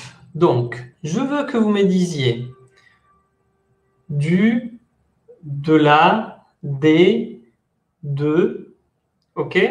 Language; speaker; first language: French; non-native, fluent; Spanish